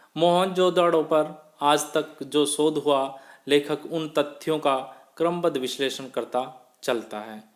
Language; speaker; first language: Hindi; native; Hindi